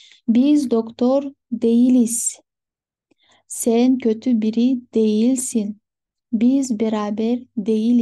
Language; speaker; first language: Turkish; non-native, fluent; Kyrgyz